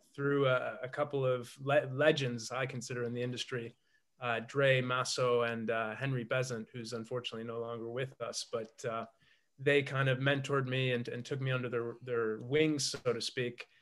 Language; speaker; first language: English; native; English